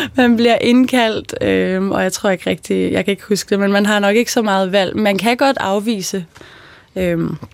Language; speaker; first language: Danish; early bilingual, other home language; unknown